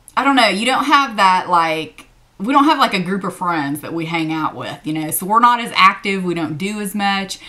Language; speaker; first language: English; native; English